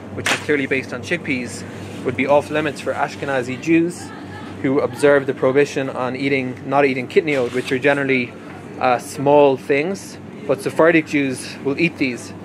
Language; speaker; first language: English; native; English